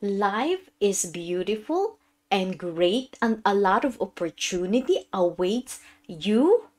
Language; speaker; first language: English; non-native, local second language; Filipino